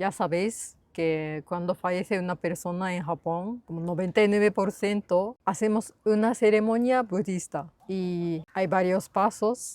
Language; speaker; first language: Spanish; non-native, learner; Japanese